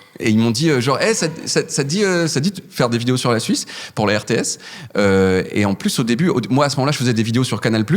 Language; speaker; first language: French; native; French